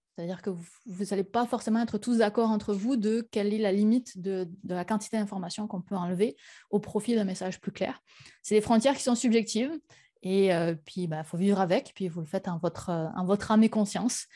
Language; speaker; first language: French; native; French